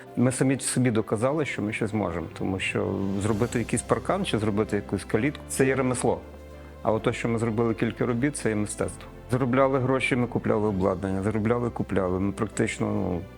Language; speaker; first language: Ukrainian; native; Ukrainian